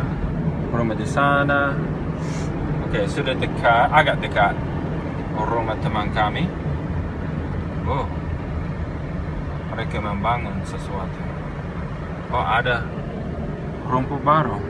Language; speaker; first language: Indonesian; non-native, fluent; English